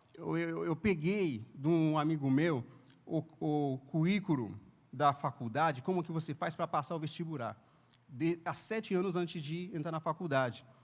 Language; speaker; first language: Portuguese; non-native, fluent; Haitian Creole